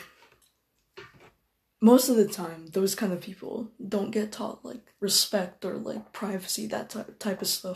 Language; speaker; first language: English; non-native, local second language; Filipino